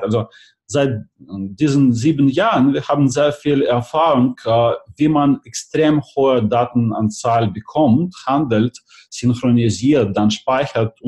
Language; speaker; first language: German; non-native, fluent; Russian